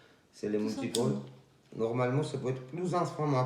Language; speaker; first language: French; non-native, fluent; Georgian